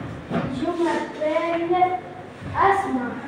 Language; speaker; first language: French; non-native, learner; Arabic